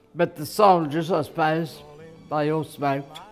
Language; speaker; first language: English; native; English